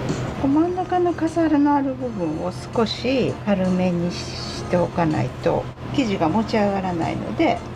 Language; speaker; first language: Japanese; native; Japanese